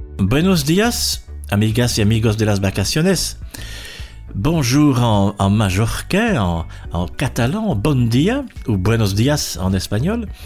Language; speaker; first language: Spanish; non-native, fluent; French